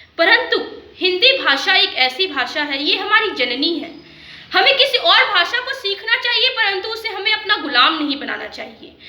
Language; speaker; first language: Hindi; native; Hindi